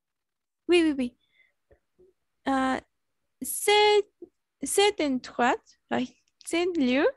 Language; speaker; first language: French; non-native, learner; Spanish